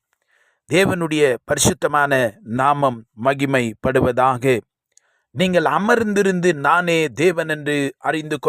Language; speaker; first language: Tamil; native; Tamil